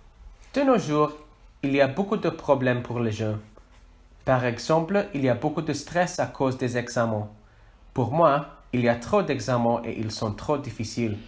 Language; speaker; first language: French; non-native, learner; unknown